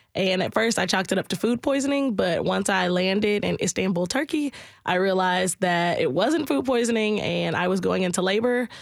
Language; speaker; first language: English; native; English